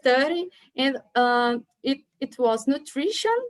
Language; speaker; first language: English; non-native, learner; Portuguese